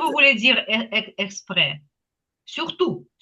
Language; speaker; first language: French; non-native, fluent; Ukrainian